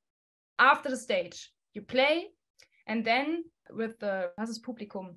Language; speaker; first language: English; non-native, fluent; German